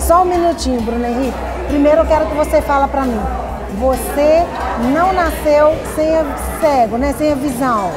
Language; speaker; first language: Portuguese; native; Portuguese